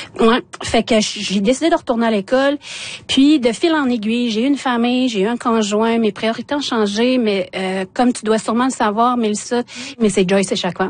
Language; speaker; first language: French; non-native, local second language; Innu-aimun